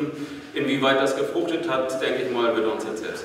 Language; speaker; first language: German; native; German